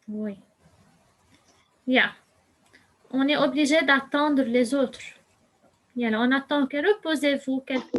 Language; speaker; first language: French; non-native, local second language; Arabic